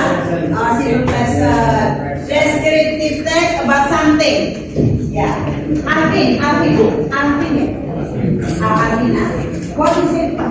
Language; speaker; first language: English; non-native, learner; Indonesian